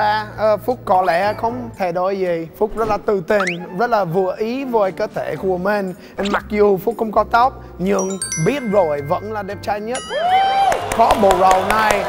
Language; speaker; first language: Vietnamese; non-native, fluent; English